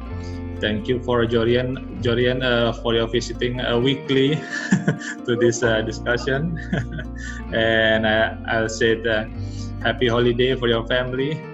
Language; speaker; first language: English; non-native, learner; Indonesian